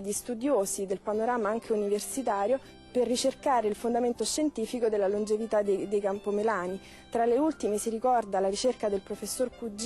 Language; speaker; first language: Italian; native; Italian